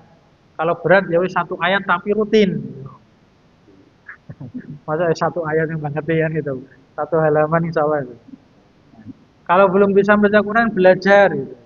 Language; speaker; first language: Indonesian; native; Indonesian